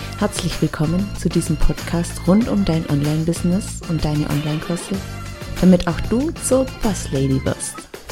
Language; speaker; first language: German; native; German